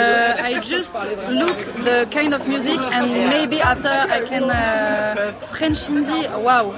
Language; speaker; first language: English; non-native, learner; French